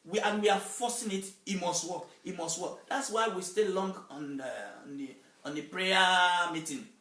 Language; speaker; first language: English; non-native, local second language; Yoruba